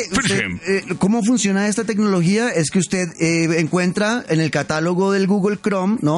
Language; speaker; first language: Spanish; native; Spanish